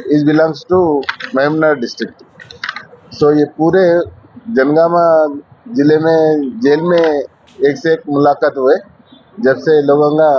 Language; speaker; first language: Hindi; non-native, local second language; Telugu